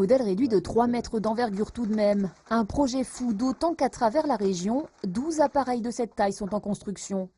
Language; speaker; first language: French; native; French